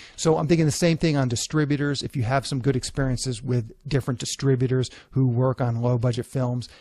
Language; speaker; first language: English; native; English